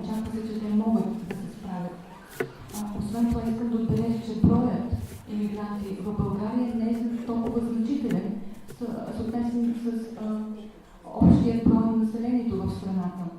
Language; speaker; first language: Bulgarian; native; Bulgarian